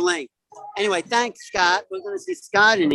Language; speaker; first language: English; native; English